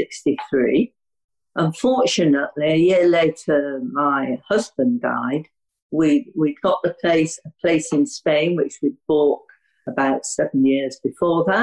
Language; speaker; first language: English; native; English